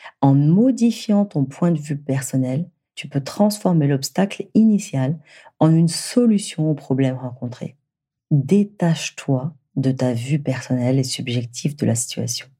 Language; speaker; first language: French; native; French